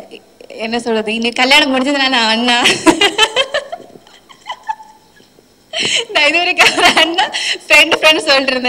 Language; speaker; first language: Tamil; non-native, fluent; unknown